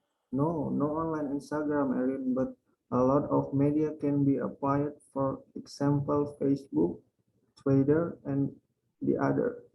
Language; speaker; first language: English; non-native, learner; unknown